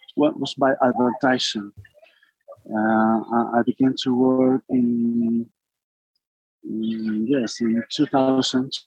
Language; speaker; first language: English; non-native, learner; Spanish